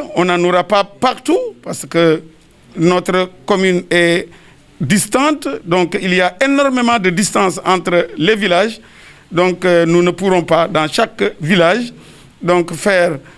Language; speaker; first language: French; non-native, local second language; Wolof